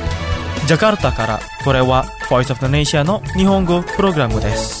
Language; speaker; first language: Japanese; non-native, fluent; Indonesian